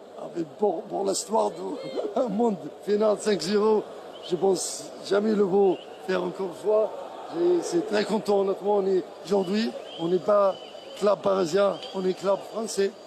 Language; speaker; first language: French; non-native, learner; Arabic